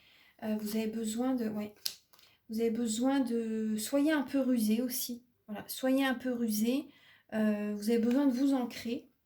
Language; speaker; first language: French; native; French